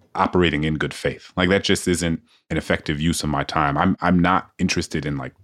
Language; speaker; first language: English; native; English